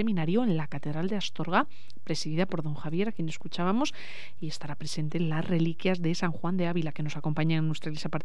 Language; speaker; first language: Spanish; native; Spanish